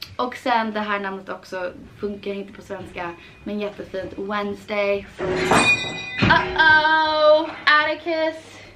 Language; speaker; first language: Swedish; early bilingual, heritage; Swedish